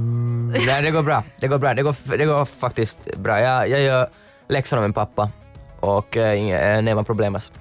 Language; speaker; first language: Norwegian; non-native, learner; Swedish